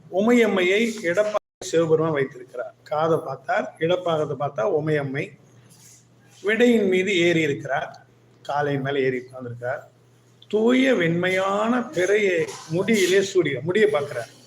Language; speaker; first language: Tamil; native; Tamil